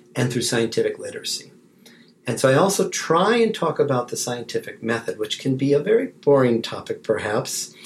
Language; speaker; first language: English; native; English